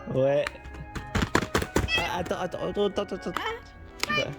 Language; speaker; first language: French; native; French